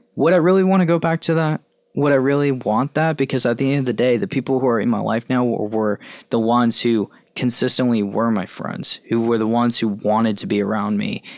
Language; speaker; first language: English; native; English